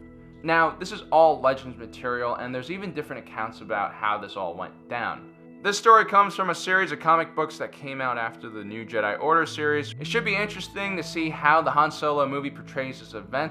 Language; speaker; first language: English; native; English